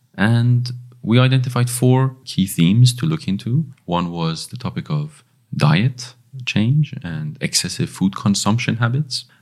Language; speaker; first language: English; non-native, fluent; Persian